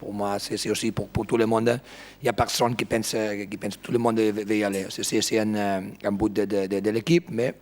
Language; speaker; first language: French; non-native, fluent; Spanish